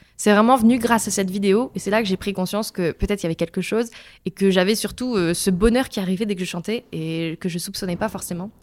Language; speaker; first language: French; native; French